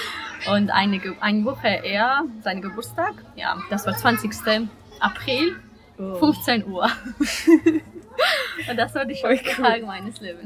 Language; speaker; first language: German; non-native, learner; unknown